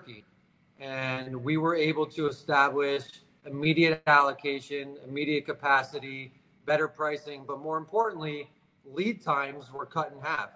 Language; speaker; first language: English; native; English